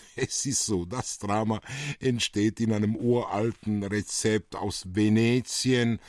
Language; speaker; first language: German; early bilingual, other home language; Italian